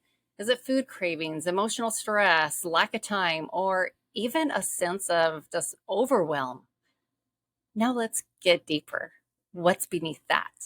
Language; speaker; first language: English; native; English